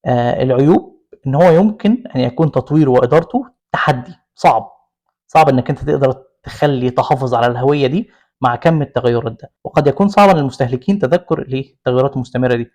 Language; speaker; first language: Arabic; native; Arabic